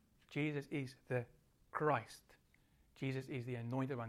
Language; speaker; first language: English; non-native, local second language; Afrikaans